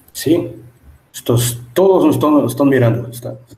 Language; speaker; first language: Spanish; non-native, fluent; Portuguese